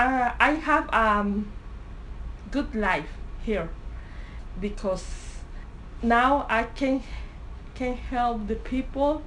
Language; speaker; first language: English; non-native, learner; Spanish